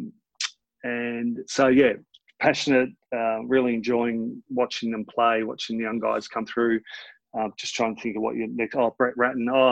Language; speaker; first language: English; native; English